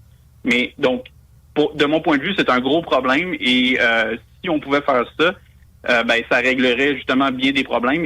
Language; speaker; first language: French; native; French